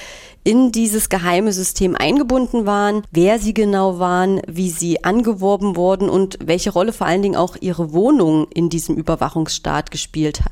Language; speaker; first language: German; native; German